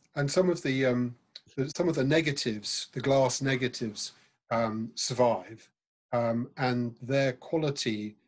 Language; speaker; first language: English; native; English